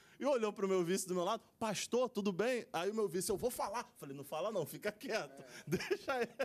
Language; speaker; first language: Portuguese; native; Portuguese